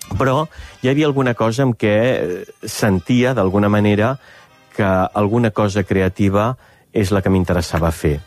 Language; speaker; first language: Catalan; native; Catalan